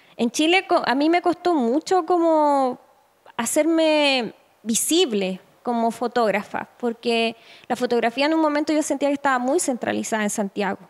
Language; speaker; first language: Spanish; native; Spanish